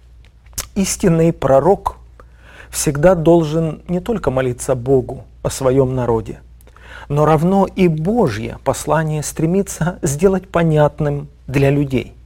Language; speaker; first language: Russian; native; Russian